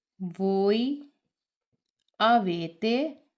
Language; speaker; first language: Italian; non-native, learner; Hindi